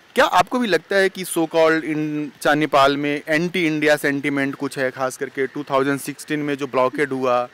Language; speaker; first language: Hindi; native; Hindi